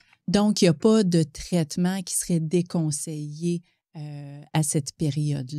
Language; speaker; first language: French; native; French